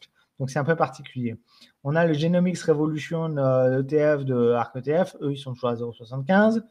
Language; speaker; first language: French; native; French